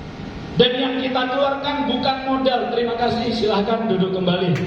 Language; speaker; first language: Indonesian; native; Indonesian